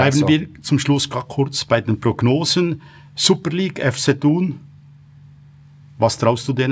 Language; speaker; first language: German; native; German